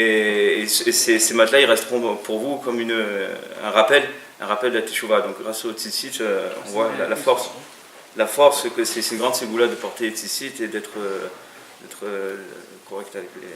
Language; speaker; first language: French; native; French